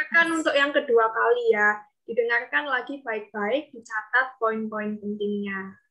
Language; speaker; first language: Indonesian; native; Indonesian